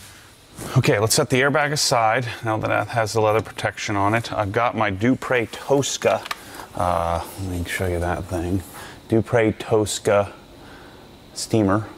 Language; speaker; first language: English; native; English